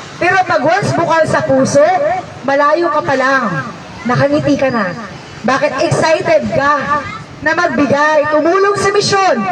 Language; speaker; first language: Filipino; non-native, local second language; Hiligaynon